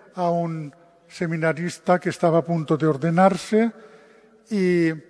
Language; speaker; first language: Spanish; non-native, local second language; Catalan